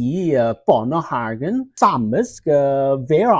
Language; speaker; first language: Norwegian; non-native, learner; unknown